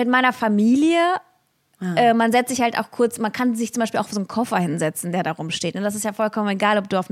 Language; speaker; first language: German; early bilingual, other home language; Russian